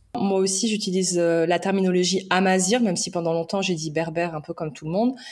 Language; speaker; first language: French; native; French